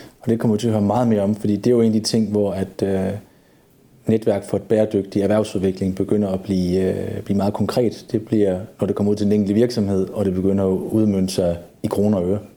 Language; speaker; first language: Danish; native; Danish